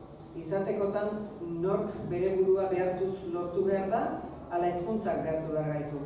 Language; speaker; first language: Basque; native; Basque